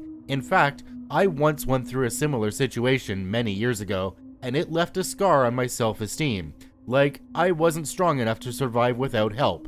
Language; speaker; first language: English; native; English